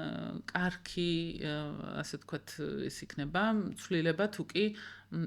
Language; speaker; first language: Georgian; native; Georgian